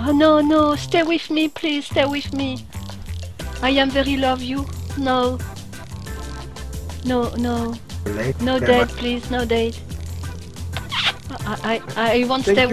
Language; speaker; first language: English; non-native, learner; French